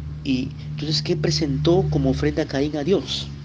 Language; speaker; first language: Spanish; native; Spanish